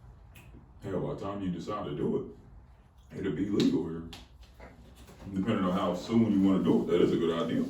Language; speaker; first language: English; native; English